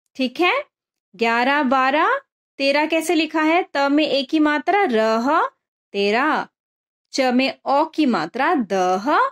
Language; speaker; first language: Hindi; non-native, local second language; Bangla